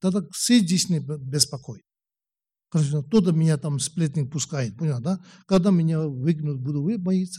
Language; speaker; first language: Russian; non-native, learner; Tibetan